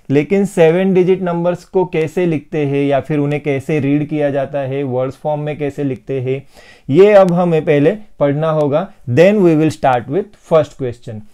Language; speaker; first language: Hindi; non-native, local second language; Marathi